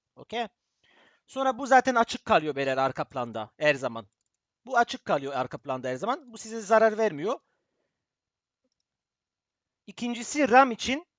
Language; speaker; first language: Turkish; early bilingual, heritage; Turkish